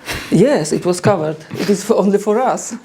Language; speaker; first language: English; non-native, fluent; Polish